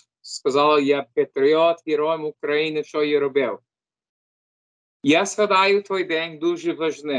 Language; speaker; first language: Ukrainian; early bilingual, heritage; Ukrainian